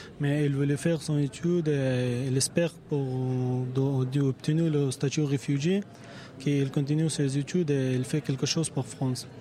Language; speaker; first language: French; non-native, learner; Persian